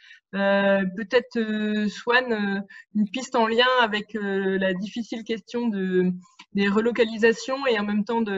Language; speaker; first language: French; native; French